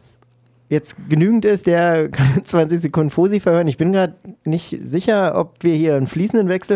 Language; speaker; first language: German; native; German